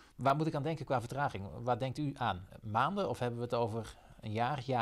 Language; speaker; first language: Dutch; native; Dutch